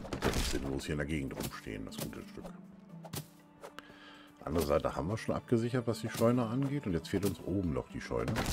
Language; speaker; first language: German; native; German